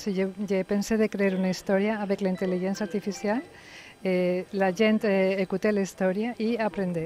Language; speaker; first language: French; non-native, learner; Spanish